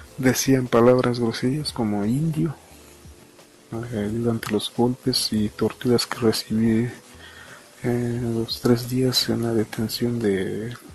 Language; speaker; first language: Spanish; non-native, local second language; Tzotzil